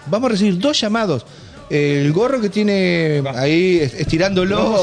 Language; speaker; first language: Spanish; native; Spanish